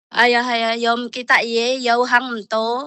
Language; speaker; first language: Chinese; non-native, learner; Indonesian